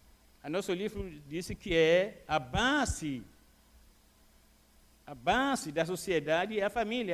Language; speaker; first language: Portuguese; non-native, fluent; Arabic